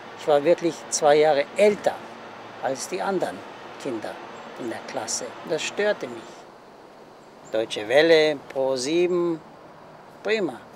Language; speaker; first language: German; early bilingual, heritage; German